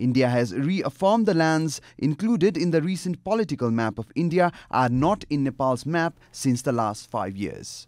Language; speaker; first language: English; non-native, local second language; Nepali